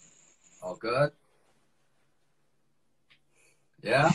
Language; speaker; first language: English; non-native, learner; Korean